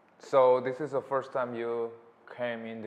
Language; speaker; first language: English; non-native, learner; Indonesian